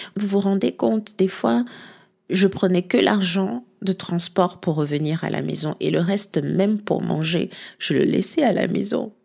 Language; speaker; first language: French; non-native, local second language; Lingala